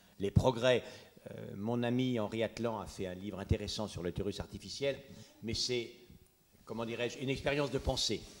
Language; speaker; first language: French; native; French